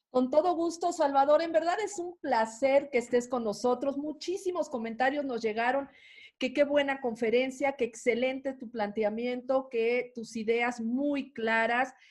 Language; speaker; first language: Spanish; native; Spanish